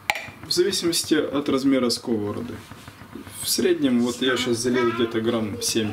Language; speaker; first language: Russian; native; Russian